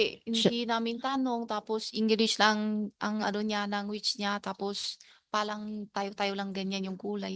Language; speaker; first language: Filipino; non-native, learner; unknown